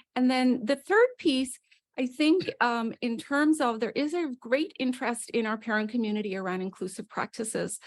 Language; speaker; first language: English; native; English